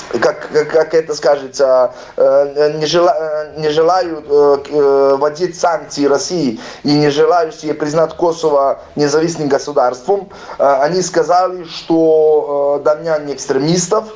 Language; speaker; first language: Russian; non-native, learner; Serbian